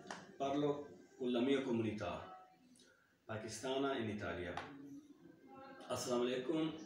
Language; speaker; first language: Italian; non-native, fluent; Punjabi